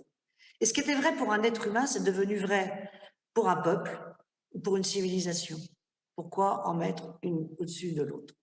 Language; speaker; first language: French; native; French